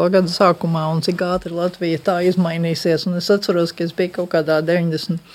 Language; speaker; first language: Latvian; early bilingual, heritage; Latvian